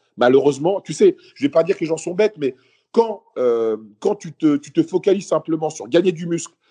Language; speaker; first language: French; native; French